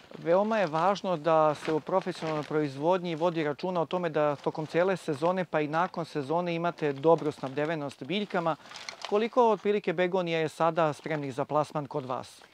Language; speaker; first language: Croatian; native; Croatian